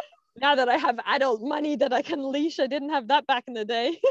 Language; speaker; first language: English; native; English